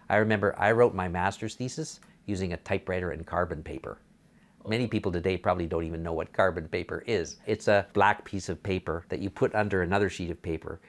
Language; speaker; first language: English; native; English